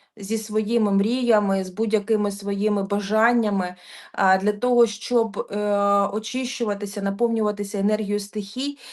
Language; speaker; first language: Ukrainian; non-native, local second language; Russian